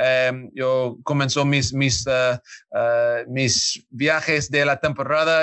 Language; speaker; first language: Spanish; non-native, learner; English